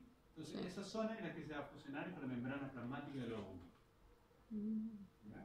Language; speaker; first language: Spanish; native; Spanish